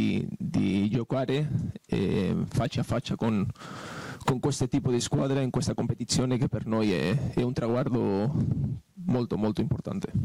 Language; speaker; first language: Italian; non-native, fluent; Spanish